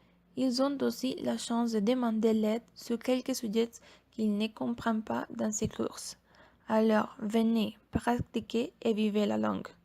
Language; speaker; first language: French; non-native, learner; Spanish